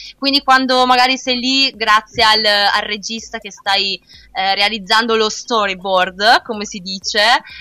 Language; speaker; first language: Italian; native; Italian